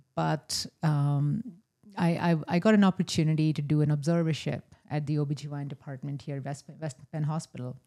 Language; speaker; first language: English; non-native, local second language; Hindi